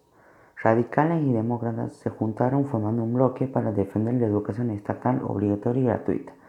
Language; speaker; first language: Spanish; native; Spanish